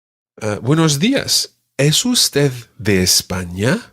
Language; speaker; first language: Spanish; non-native, fluent; English